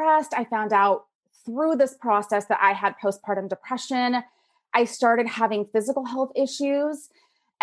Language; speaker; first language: English; native; English